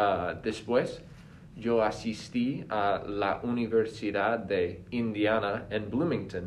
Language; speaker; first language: Spanish; non-native, fluent; English